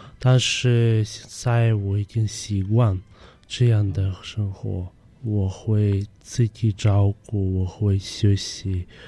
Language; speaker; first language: Chinese; non-native, learner; Russian